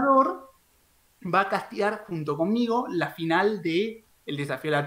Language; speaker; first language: Spanish; native; Spanish